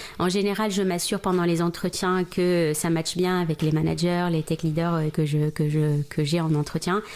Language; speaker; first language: French; non-native, local second language; Arabic